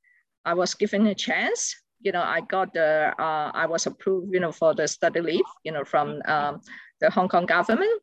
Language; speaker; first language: English; non-native, local second language; Cantonese